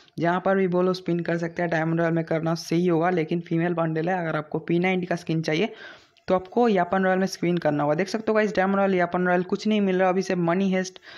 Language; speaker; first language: Hindi; non-native, local second language; Bangla